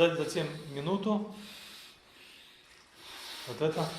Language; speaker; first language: Russian; native; Russian